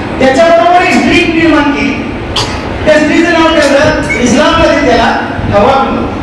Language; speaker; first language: Marathi; non-native, local second language; Urdu